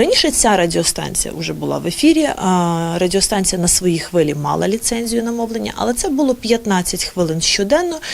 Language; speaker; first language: Ukrainian; native; Ukrainian